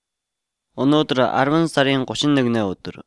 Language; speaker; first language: Mongolian; native; Mongolian